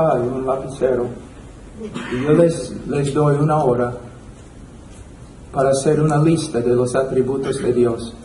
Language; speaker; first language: Spanish; non-native, fluent; English